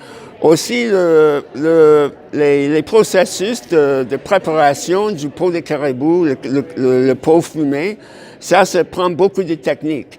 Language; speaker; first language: French; non-native, fluent; English